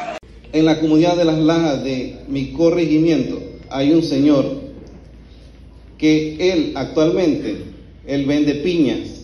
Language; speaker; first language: Spanish; native; Spanish